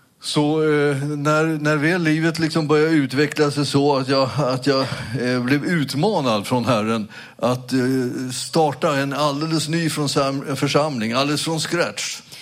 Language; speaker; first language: Swedish; native; Swedish